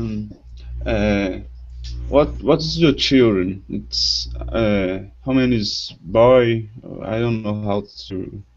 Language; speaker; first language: English; non-native, learner; Portuguese